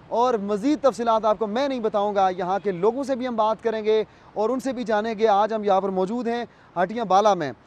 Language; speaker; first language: Urdu; non-native, local second language; Pahari-Potwari